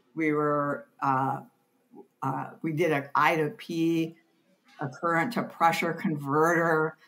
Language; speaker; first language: English; native; English